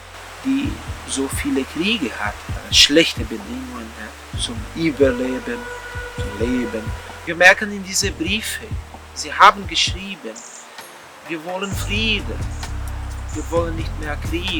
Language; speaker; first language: German; non-native, fluent; Portuguese